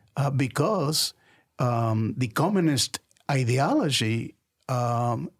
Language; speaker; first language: English; non-native, fluent; Spanish